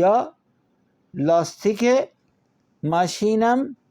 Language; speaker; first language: Persian; non-native, fluent; Urdu